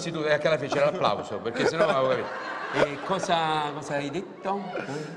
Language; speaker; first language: Italian; native; Italian